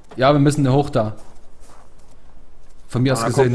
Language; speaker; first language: German; native; German